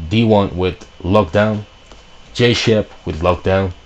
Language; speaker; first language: English; non-native, fluent; Dutch